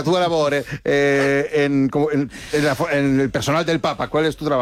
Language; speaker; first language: Spanish; native; Spanish